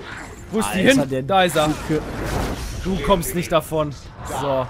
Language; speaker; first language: German; native; German